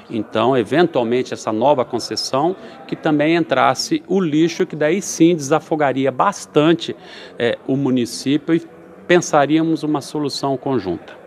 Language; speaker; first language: Portuguese; native; Portuguese